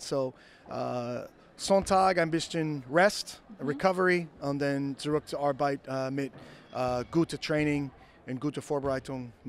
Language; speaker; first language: German; non-native, learner; English